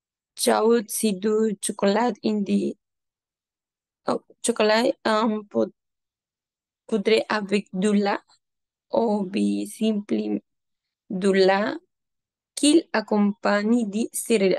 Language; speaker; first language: French; non-native, learner; Spanish